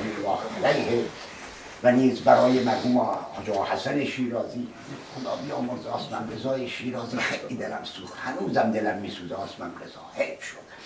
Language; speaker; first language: Persian; native; Persian